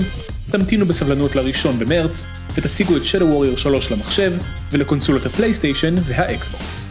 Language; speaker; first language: Hebrew; native; Hebrew